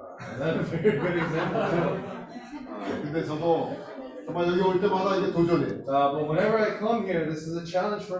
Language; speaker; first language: English; non-native, learner; Korean